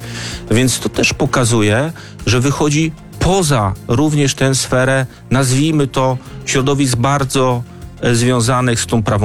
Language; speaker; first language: Polish; native; Polish